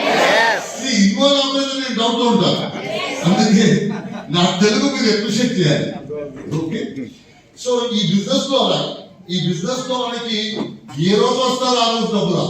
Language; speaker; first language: Telugu; non-native, fluent; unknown